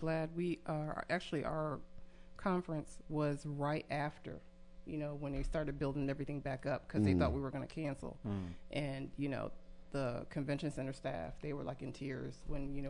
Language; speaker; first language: English; native; English